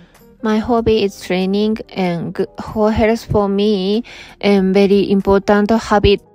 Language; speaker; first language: English; non-native, learner; Japanese